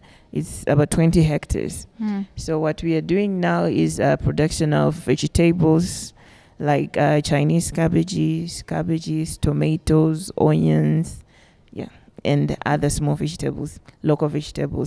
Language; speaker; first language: English; non-native, local second language; Shona